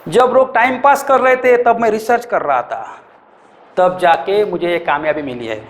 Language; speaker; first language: Hindi; non-native, local second language; Marathi